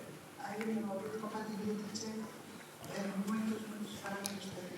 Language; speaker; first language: Portuguese; non-native, fluent; Spanish